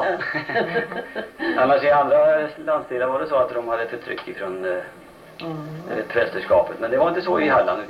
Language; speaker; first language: Swedish; native; Swedish